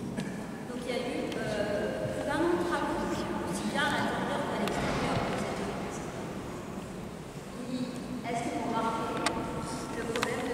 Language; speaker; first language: French; native; French